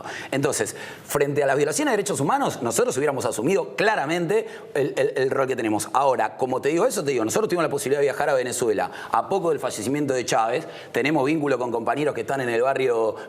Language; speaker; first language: Spanish; native; Spanish